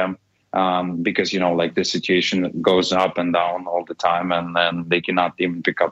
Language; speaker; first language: English; non-native, fluent; Ukrainian